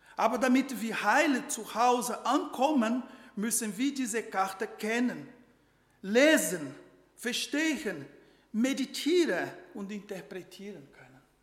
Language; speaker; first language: German; non-native, fluent; Portuguese